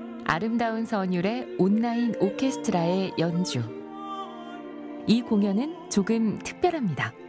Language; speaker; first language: Korean; native; Korean